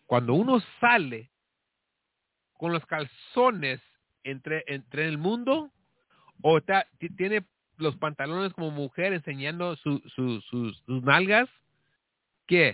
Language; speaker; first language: Spanish; early bilingual, heritage; Spanish